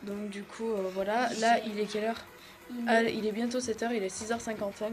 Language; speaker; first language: French; native; French